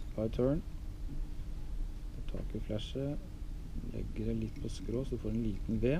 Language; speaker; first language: Norwegian; native; Norwegian